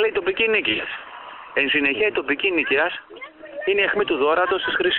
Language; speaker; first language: Greek; native; Greek